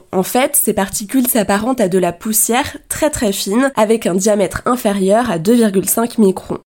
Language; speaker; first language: French; native; French